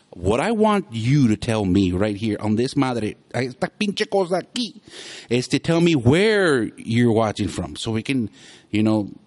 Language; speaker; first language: English; early bilingual, other home language; Spanish